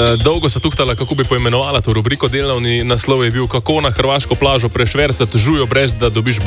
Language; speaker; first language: Slovenian; native; Slovenian